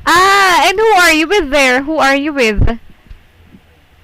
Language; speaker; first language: English; non-native, local second language; Filipino